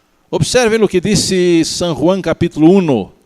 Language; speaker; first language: Spanish; non-native, learner; Portuguese